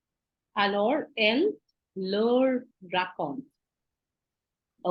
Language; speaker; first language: French; non-native, fluent; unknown